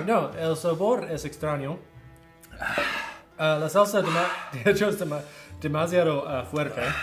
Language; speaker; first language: Spanish; non-native, fluent; English